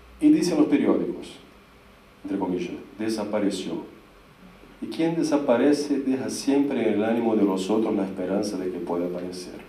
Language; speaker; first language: Spanish; non-native, fluent; Portuguese